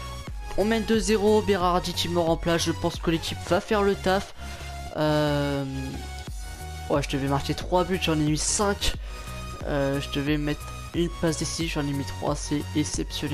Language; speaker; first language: French; native; French